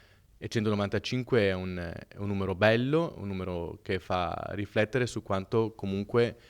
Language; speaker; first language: Italian; native; Italian